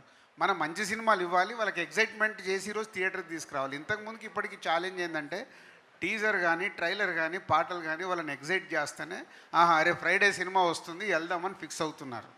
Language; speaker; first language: Telugu; native; Telugu